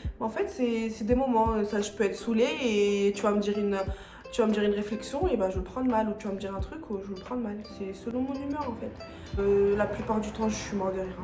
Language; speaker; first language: French; early bilingual, other home language; Arabic